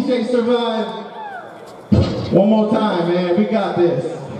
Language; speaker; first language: English; native; English